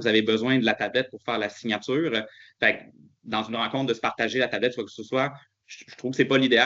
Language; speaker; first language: French; native; French